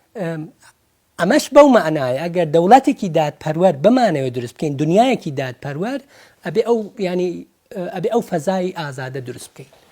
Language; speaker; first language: Central Kurdish; early bilingual, heritage; Central Kurdish